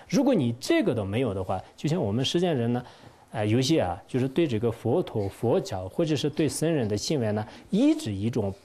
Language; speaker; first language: Chinese; non-native, local second language; Tibetan